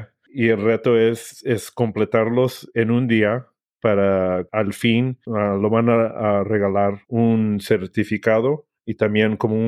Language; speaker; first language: Spanish; early bilingual, heritage; English